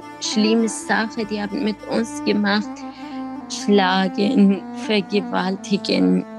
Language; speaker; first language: German; non-native, learner; Kurdish